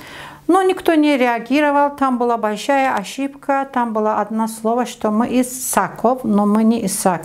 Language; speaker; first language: Russian; non-native, learner; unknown